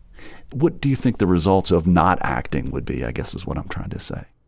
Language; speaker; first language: English; native; English